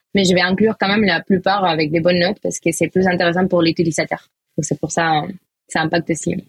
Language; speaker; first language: French; non-native, fluent; Spanish